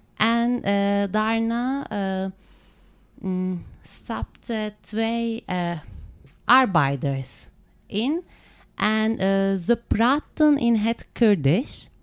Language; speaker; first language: Dutch; non-native, learner; Turkish